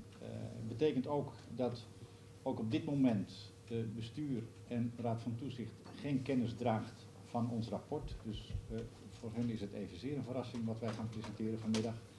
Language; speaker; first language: Dutch; native; Dutch